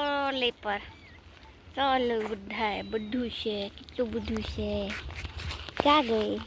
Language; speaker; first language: Gujarati; non-native, learner; Assamese